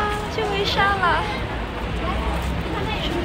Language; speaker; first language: Chinese; non-native, fluent; Vietnamese